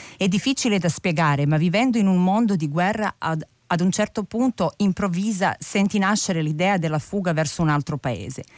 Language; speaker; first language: Italian; non-native, fluent; Serbian